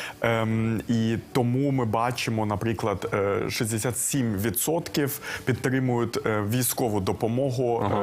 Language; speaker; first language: Ukrainian; early bilingual, heritage; Ukrainian